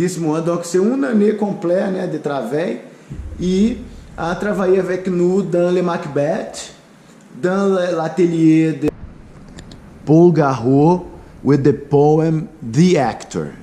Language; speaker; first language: French; non-native, learner; Portuguese